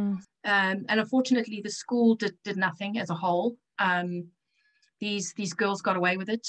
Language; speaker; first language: English; native; English